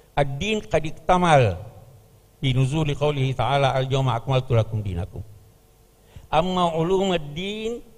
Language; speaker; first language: Arabic; non-native, fluent; Indonesian